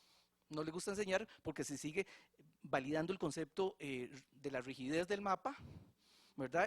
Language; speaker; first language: Spanish; native; Spanish